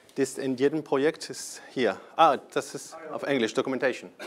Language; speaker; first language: German; non-native, fluent; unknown